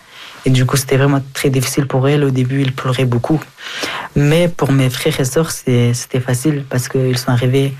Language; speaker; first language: French; non-native, fluent; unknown